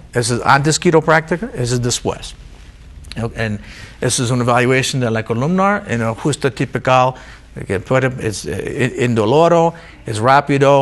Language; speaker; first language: Spanish; non-native, learner; English